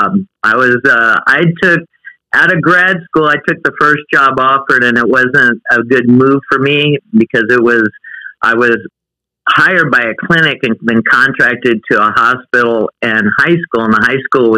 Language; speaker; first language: English; native; English